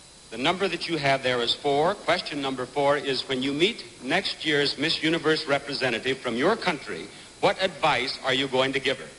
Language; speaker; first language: English; native; English